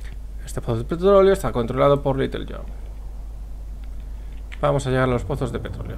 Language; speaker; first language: Spanish; native; Spanish